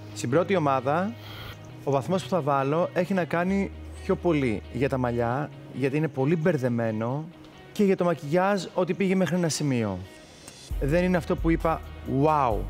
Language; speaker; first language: Greek; native; Greek